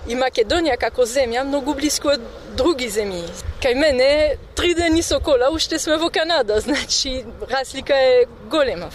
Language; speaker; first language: Macedonian; non-native, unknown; French